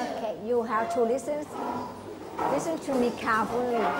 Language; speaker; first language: English; non-native, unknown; Thai